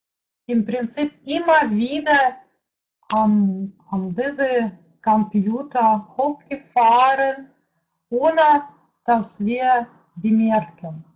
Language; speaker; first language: German; non-native, fluent; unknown